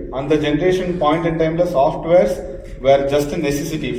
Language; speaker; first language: English; non-native, local second language; Tamil